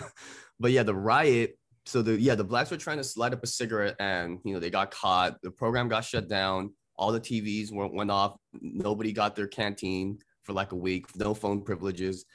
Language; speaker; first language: English; native; English